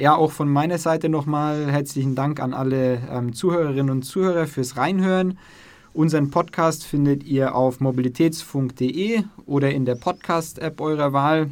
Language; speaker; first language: German; native; German